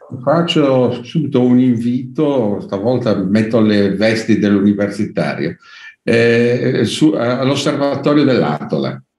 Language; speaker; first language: Italian; native; Italian